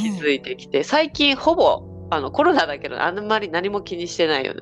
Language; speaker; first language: Japanese; native; Japanese